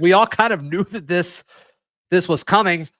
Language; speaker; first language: English; native; English